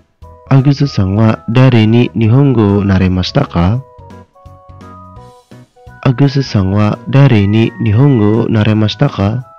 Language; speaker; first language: Japanese; non-native, fluent; Indonesian